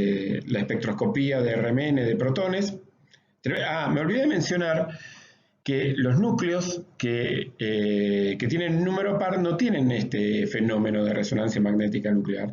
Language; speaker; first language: Spanish; native; Spanish